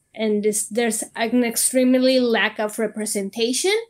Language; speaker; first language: English; non-native, fluent; Spanish